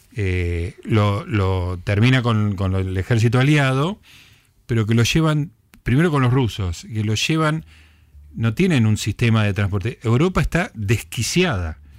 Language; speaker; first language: Spanish; native; Spanish